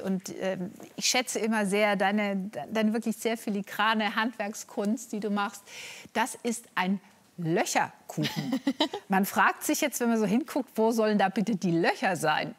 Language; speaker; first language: German; native; German